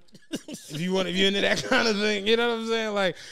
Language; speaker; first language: English; native; English